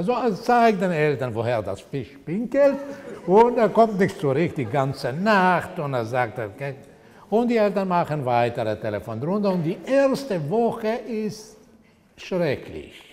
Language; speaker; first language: German; non-native, fluent; Portuguese